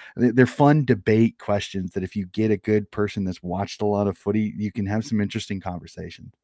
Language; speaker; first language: English; native; English